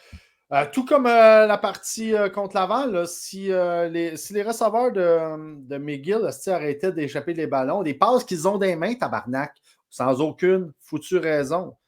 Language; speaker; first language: French; native; French